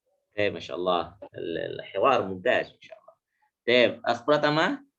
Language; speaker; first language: Arabic; non-native, fluent; Indonesian